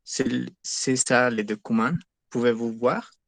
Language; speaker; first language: French; non-native, learner; Spanish